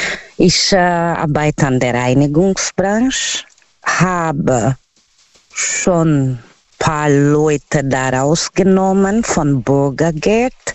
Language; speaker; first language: German; non-native, fluent; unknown